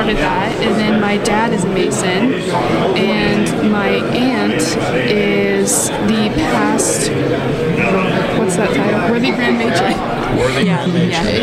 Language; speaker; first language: English; native; English